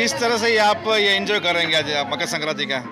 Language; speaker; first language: Hindi; non-native, local second language; Gujarati